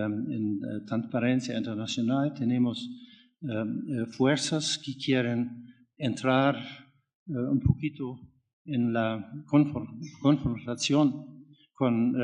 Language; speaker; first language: Spanish; non-native, learner; German